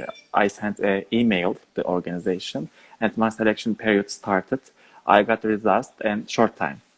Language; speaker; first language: English; non-native, learner; Turkish